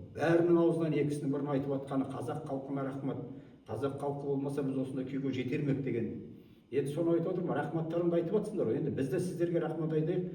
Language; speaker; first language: Kazakh; native; Kazakh